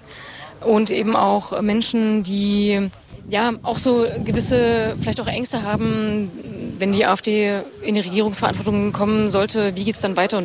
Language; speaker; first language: German; native; German